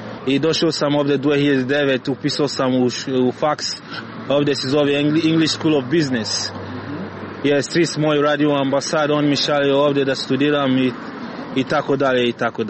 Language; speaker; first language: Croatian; non-native, learner; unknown